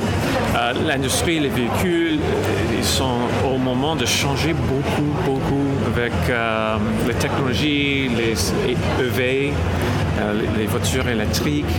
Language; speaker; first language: French; non-native, local second language; English